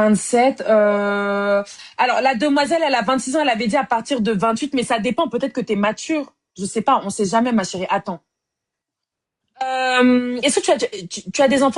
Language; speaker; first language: French; native; French